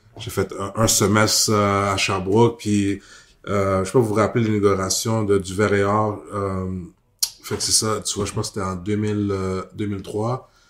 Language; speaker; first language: French; native; French